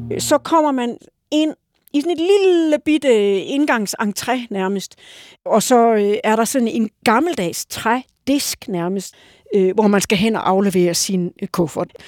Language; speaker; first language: Danish; native; Danish